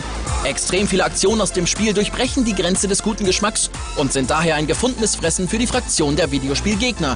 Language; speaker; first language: German; native; German